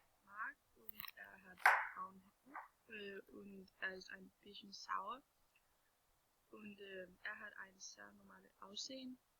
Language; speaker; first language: German; non-native, learner; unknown